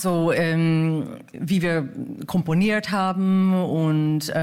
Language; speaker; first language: German; non-native, fluent; English